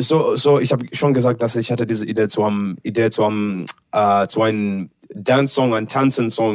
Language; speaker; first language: German; non-native, learner; English